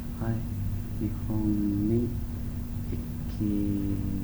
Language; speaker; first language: Japanese; non-native, learner; English